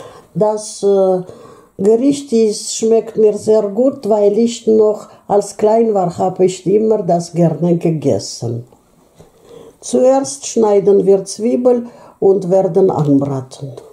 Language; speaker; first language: German; non-native, fluent; Russian